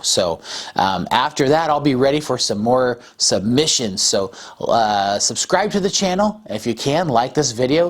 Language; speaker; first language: English; native; English